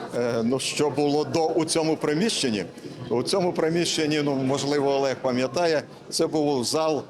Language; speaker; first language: Ukrainian; native; Ukrainian